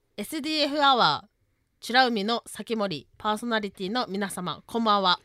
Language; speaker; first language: Japanese; native; Japanese